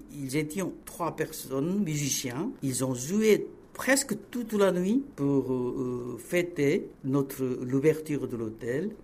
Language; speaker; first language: French; non-native, fluent; Korean